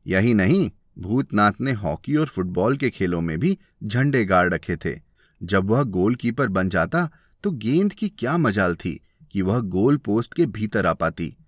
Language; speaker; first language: Hindi; native; Hindi